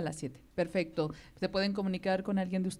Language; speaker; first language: Spanish; native; Spanish